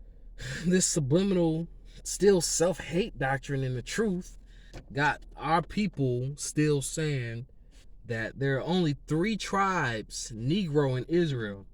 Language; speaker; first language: English; native; English